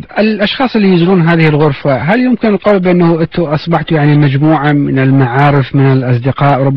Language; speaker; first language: Arabic; native; Arabic